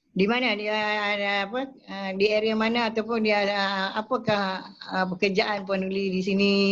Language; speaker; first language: Malay; native; Malay